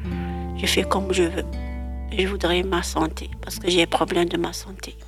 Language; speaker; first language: French; non-native, learner; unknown